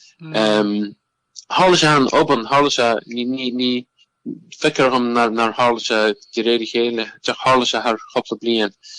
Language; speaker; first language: Irish; native; Irish